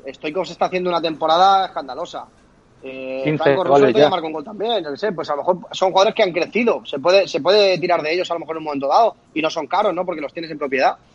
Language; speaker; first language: Spanish; native; Spanish